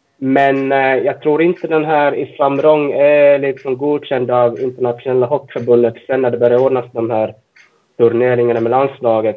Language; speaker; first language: Swedish; native; Swedish